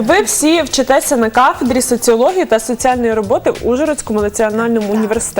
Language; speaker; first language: Ukrainian; native; Ukrainian